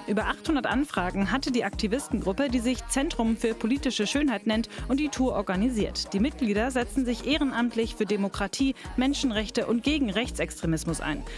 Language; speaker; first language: German; native; German